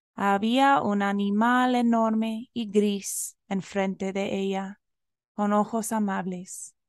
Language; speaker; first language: Spanish; non-native, fluent; English